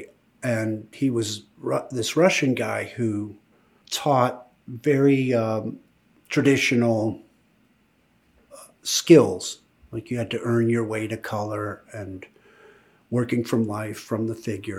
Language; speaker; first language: English; native; English